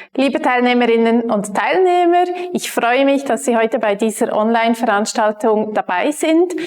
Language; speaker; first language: German; native; German